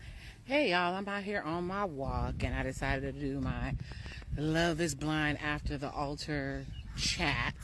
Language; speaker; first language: English; native; English